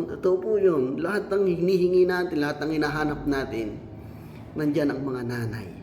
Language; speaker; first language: Filipino; non-native, local second language; Cebuano